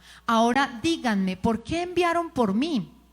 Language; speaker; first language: Spanish; native; Spanish